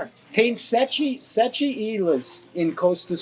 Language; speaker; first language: Portuguese; non-native, learner; English